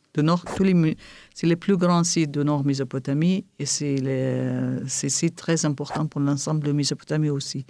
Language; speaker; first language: French; non-native, fluent; Kurdish